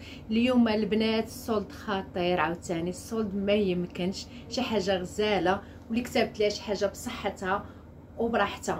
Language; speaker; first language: Arabic; native; Arabic